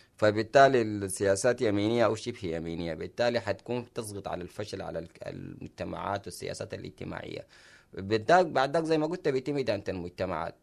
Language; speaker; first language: Arabic; native; Arabic